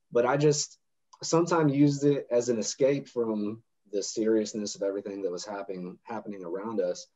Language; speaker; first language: English; native; English